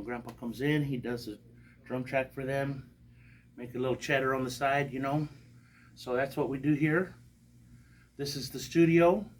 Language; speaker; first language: English; native; English